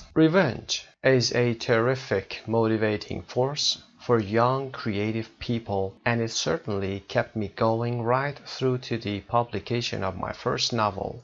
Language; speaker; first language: English; non-native, fluent; Persian